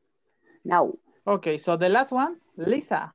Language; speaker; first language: English; non-native, fluent; Spanish